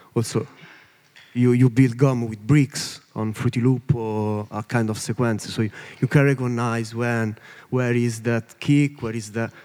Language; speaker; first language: English; non-native, learner; Italian